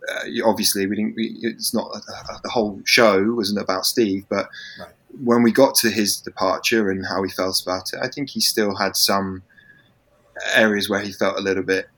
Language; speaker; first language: English; native; English